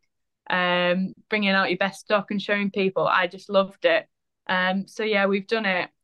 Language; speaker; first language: English; native; English